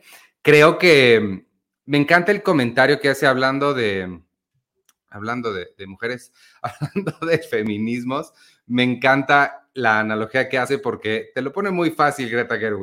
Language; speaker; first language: Spanish; native; Spanish